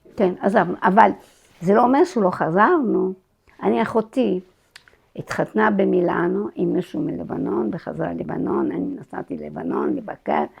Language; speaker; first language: Hebrew; non-native, fluent; Arabic